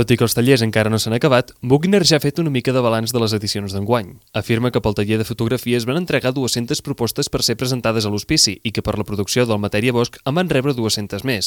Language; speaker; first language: Catalan; native; Catalan